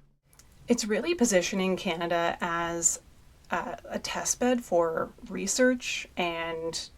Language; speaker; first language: English; native; English